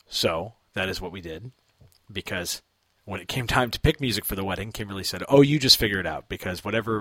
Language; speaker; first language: English; native; English